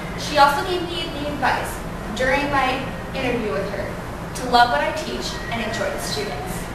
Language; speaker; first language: English; native; English